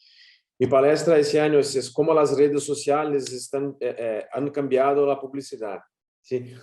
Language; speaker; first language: Spanish; non-native, learner; Portuguese